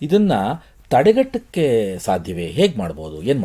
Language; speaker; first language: Kannada; native; Kannada